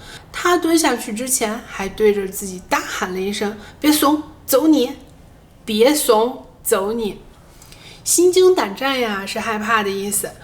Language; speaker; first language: Chinese; native; Chinese